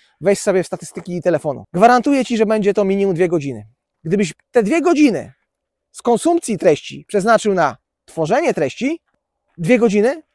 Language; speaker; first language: Polish; native; Polish